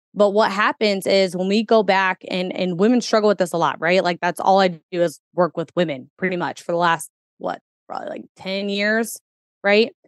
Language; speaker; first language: English; native; English